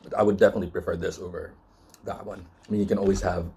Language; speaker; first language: English; non-native, local second language; Cebuano